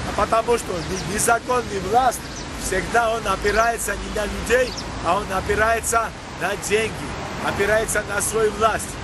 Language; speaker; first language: Russian; non-native, local second language; Georgian